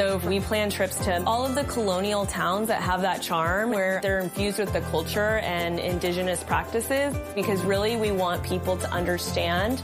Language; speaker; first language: English; non-native, local second language; Spanish